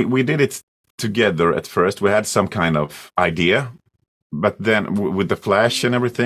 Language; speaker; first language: English; non-native, fluent; Swedish